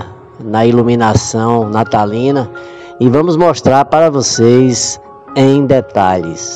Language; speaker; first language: Portuguese; native; Portuguese